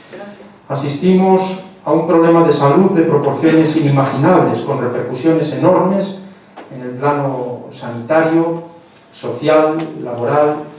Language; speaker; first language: Spanish; native; Spanish